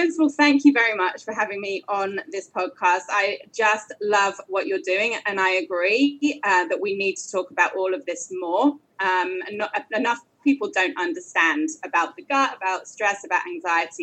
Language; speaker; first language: English; native; English